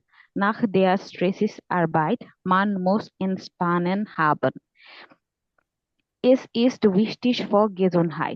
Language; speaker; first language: German; non-native, learner; Bangla